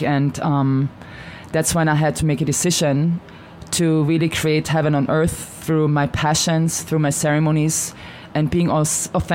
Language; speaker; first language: English; non-native, fluent; German